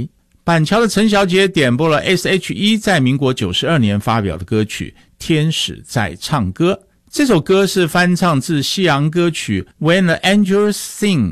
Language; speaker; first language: Chinese; native; Chinese